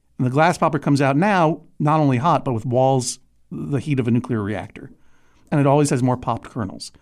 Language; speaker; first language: English; native; English